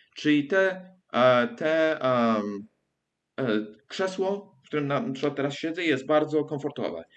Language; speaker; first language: Polish; early bilingual, heritage; English